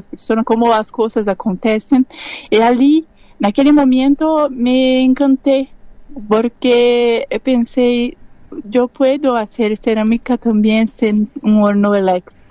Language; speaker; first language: Spanish; non-native, learner; Portuguese